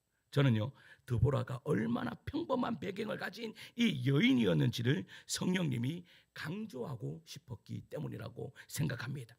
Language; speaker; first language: Korean; native; Korean